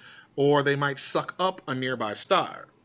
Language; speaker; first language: English; native; English